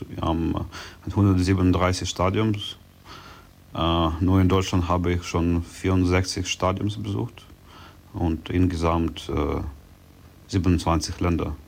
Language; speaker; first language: German; non-native, learner; Ukrainian